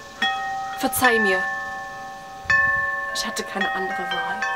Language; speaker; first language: German; early bilingual, heritage; English